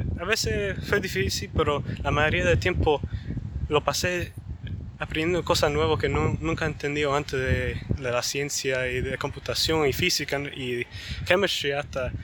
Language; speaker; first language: Spanish; early bilingual, heritage; Spanish